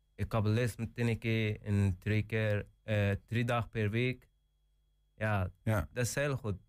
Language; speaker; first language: Dutch; non-native, learner; Persian